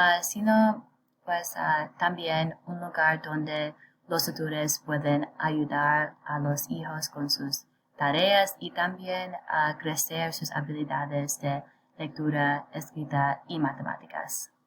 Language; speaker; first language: Spanish; non-native, learner; English